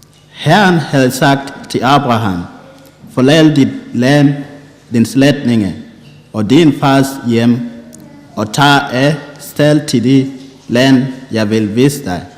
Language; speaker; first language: Danish; non-native, fluent; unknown